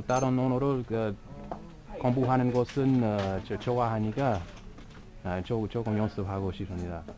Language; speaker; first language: Korean; non-native, learner; English